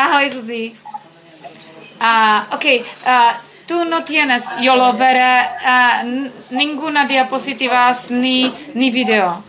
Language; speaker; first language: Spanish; non-native, learner; Czech